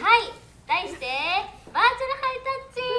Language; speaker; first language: Japanese; native; Japanese